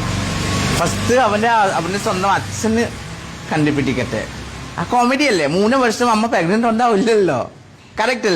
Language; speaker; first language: Malayalam; non-native, fluent; Assamese